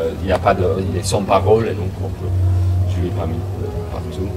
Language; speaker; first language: French; non-native, learner; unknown